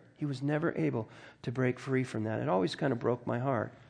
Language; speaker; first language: English; native; English